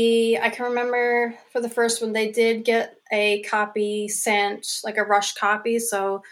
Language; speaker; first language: English; native; English